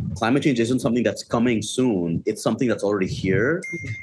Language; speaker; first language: English; non-native, local second language; Bangla